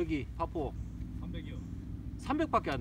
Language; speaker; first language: Korean; native; Korean